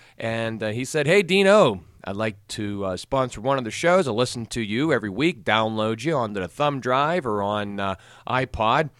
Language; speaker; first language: English; native; English